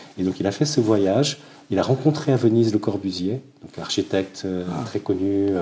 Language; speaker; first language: French; early bilingual, other home language; Korean